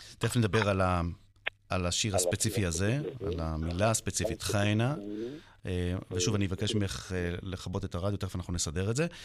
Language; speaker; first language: Hebrew; native; Hebrew